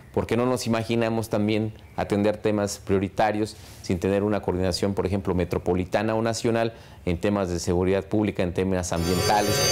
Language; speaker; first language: Spanish; native; Spanish